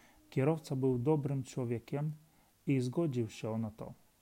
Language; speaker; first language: Polish; non-native, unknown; Ukrainian